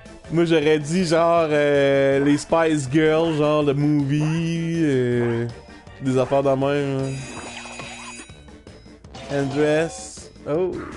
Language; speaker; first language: French; native; French